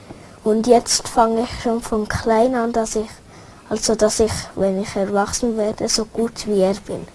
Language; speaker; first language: German; early bilingual, other home language; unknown